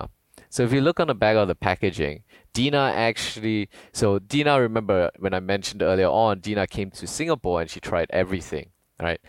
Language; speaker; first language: English; native; English